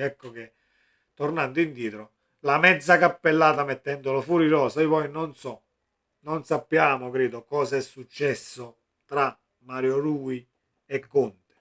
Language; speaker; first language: Italian; native; Italian